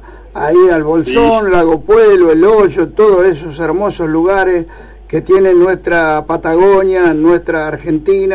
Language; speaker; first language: Spanish; native; Spanish